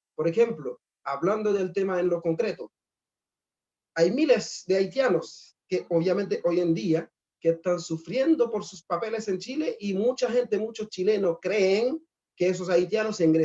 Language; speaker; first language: Spanish; non-native, fluent; Haitian Creole